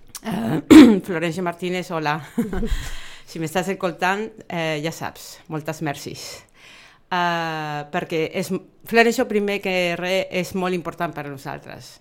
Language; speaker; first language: Catalan; non-native, fluent; Spanish